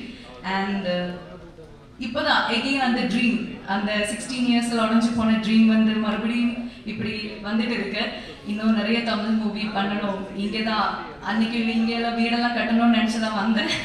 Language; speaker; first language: Tamil; non-native, local second language; Malayalam